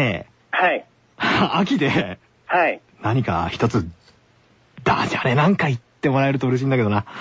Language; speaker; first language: Japanese; native; Japanese